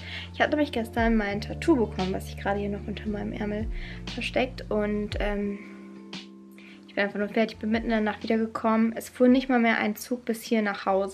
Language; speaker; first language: German; native; German